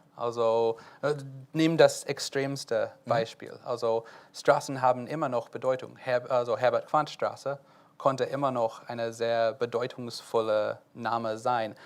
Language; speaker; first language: German; non-native, fluent; English